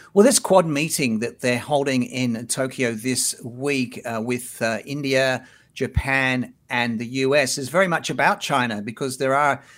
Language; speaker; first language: English; native; English